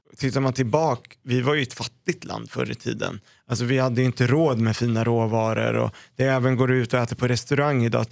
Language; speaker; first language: Swedish; early bilingual, other home language; Arabic